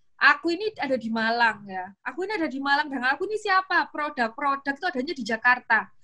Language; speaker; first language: Indonesian; native; Indonesian